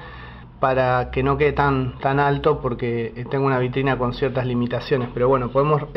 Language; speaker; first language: Spanish; native; Spanish